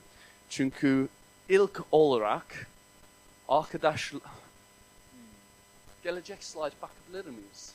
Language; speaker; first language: Turkish; non-native, fluent; English